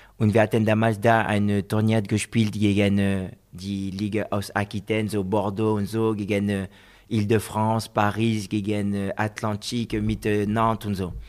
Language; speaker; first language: German; non-native, fluent; French